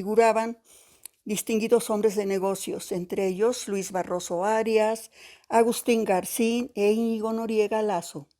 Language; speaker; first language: Spanish; native; Spanish